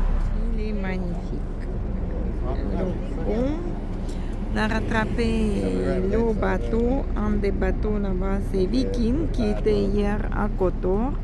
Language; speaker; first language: French; non-native, fluent; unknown